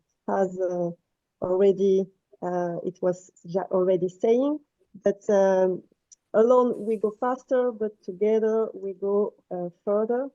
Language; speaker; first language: English; non-native, fluent; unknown